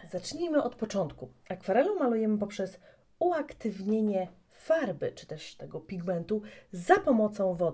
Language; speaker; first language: Polish; native; Polish